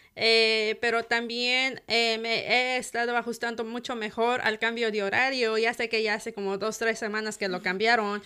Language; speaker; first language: Spanish; native; Spanish